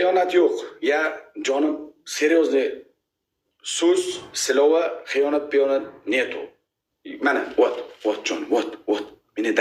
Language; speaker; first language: Russian; non-native, learner; Uzbek